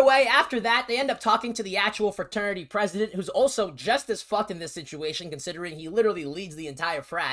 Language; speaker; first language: English; native; English